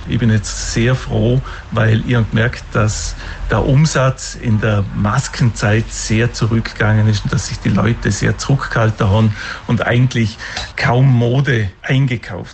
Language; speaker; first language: German; native; German